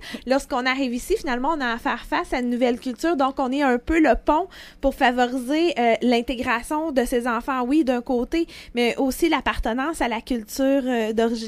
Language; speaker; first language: French; native; French